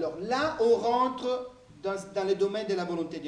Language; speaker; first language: French; native; French